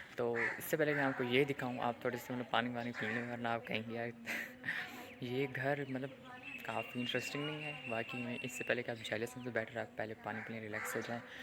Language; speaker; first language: Urdu; non-native, local second language; Saraiki